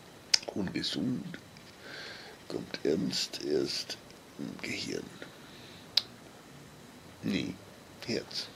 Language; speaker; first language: German; non-native, learner; English